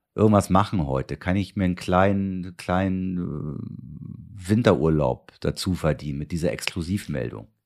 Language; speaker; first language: German; native; German